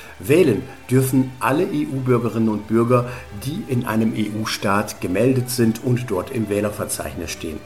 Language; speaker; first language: German; native; German